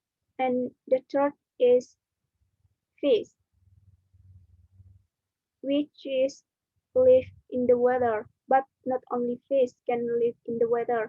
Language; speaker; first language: English; non-native, learner; Indonesian